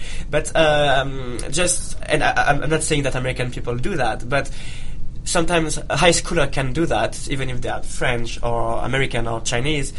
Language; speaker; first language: English; non-native, fluent; Italian